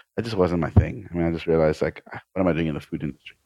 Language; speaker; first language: English; native; English